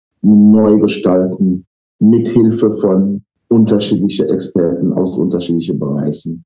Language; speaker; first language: German; non-native, fluent; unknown